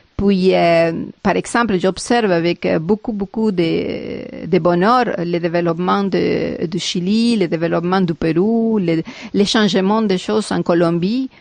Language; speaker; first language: French; non-native, fluent; Spanish